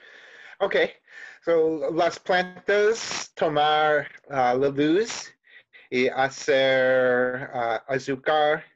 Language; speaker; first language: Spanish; non-native, learner; English